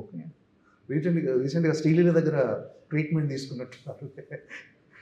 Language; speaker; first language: Telugu; native; Telugu